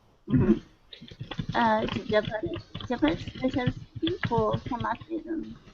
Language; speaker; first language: English; non-native, learner; Japanese